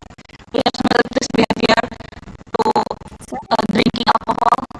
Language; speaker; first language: English; non-native, learner; Indonesian